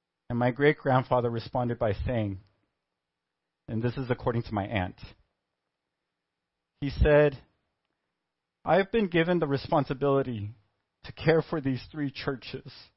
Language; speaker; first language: English; native; English